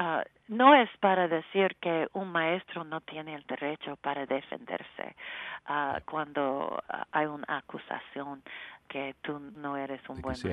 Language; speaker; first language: Spanish; non-native, learner; English